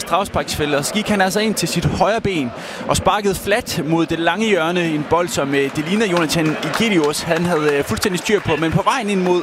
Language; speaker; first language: Danish; native; Danish